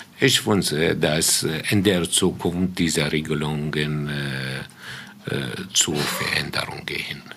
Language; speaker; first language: German; non-native, fluent; Arabic